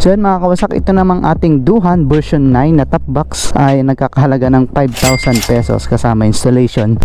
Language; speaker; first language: Filipino; native; Filipino